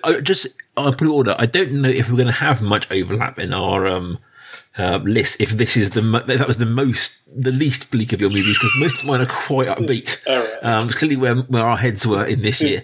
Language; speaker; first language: English; native; English